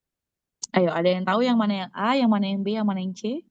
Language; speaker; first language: Indonesian; native; Indonesian